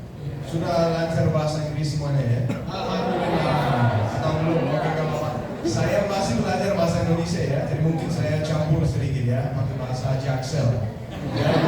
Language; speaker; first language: Indonesian; non-native, fluent; Danish